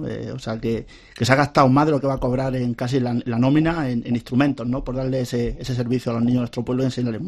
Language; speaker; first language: Spanish; native; Spanish